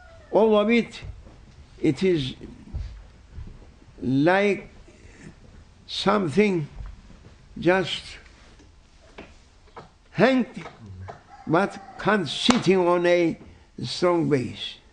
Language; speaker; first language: English; non-native, fluent; Turkish